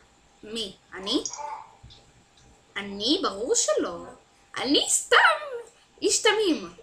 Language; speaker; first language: Hebrew; native; Hebrew